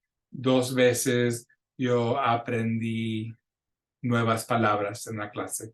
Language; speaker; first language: Spanish; non-native, fluent; English